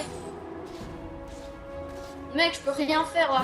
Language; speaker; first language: French; native; French